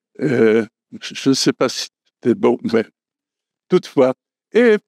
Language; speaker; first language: French; non-native, fluent; Polish